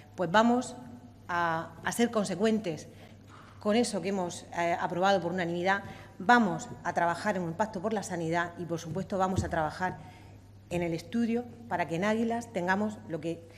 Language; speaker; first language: Spanish; native; Spanish